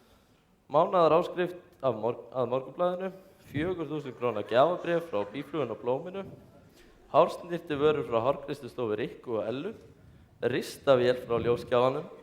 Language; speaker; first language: Icelandic; native; Icelandic